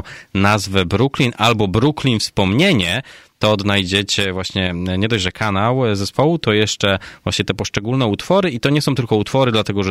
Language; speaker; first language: Polish; native; Polish